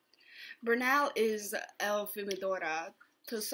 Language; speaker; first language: Spanish; non-native, learner; English